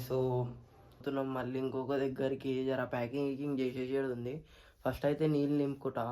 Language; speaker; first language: Telugu; non-native, local second language; Marathi